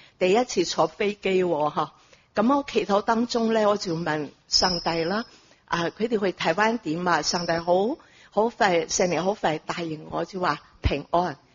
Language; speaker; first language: Cantonese; non-native, fluent; Chinese